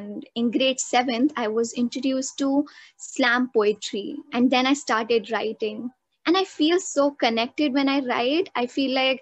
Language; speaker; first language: English; non-native, local second language; Hindi